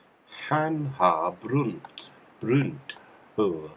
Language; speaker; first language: Swedish; non-native, learner; English